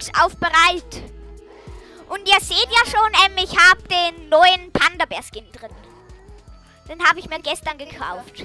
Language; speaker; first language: German; native; German